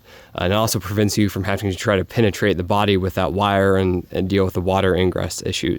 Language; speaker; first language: English; native; English